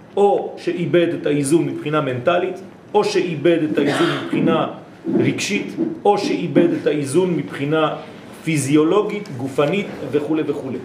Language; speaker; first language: Hebrew; non-native, fluent; French